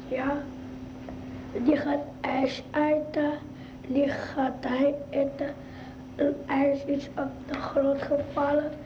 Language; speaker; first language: Dutch; early bilingual, other home language; Arabic